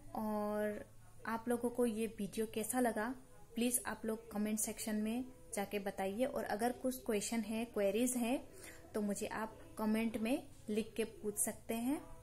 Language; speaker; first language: Hindi; non-native, local second language; Nepali